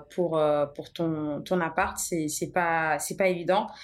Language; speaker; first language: French; non-native, fluent; Portuguese